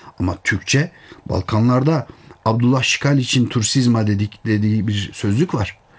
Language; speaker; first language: Turkish; native; Turkish